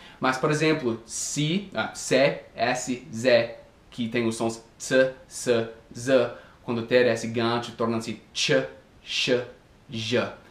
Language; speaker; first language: Portuguese; non-native, fluent; English